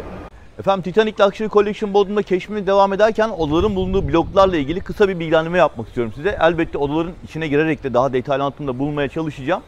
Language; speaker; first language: Turkish; native; Turkish